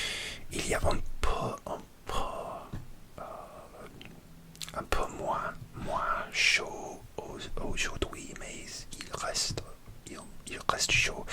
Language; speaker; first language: French; non-native, learner; English